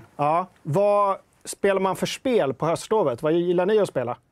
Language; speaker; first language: Swedish; native; Swedish